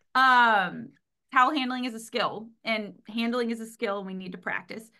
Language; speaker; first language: English; native; English